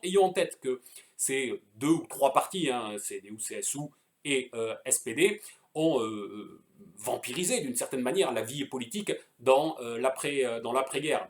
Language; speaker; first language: French; native; French